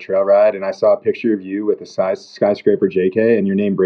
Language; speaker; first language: English; native; English